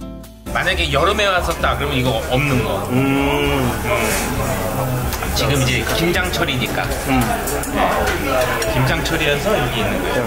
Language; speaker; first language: Korean; non-native, fluent; Chinese